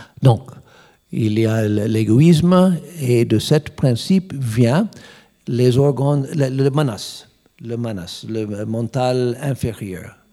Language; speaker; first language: French; non-native, learner; English